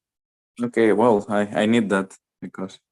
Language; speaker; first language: English; non-native, learner; Spanish